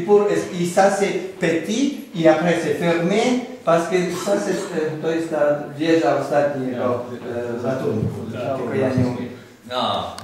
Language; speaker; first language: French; non-native, learner; Polish